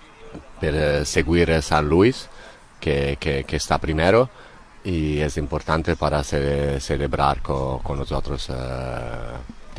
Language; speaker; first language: Spanish; non-native, learner; Italian